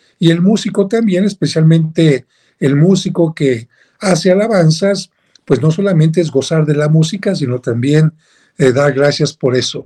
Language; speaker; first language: Spanish; native; Spanish